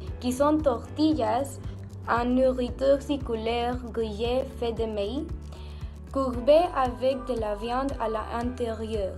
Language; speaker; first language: French; non-native, learner; Spanish